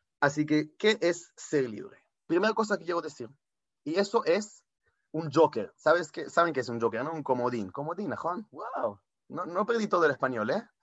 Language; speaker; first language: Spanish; non-native, fluent; Hebrew